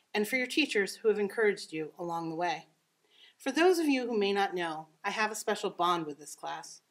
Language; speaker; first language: English; native; English